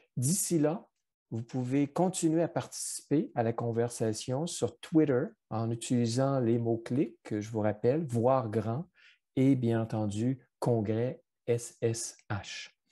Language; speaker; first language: French; native; French